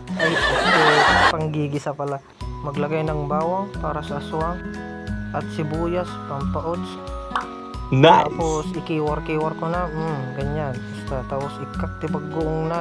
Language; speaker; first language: Filipino; non-native, local second language; Iloko